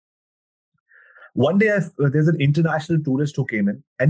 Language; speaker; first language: English; non-native, local second language; Hindi